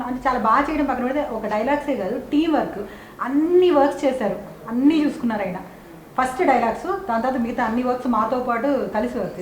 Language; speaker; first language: Telugu; native; Telugu